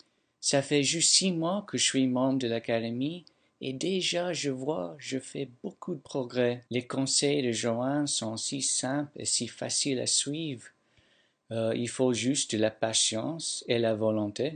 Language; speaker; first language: French; non-native, fluent; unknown